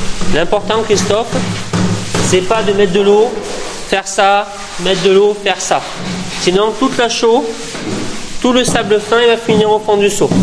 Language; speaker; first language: French; native; French